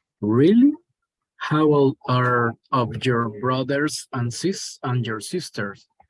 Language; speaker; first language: English; non-native, learner; Spanish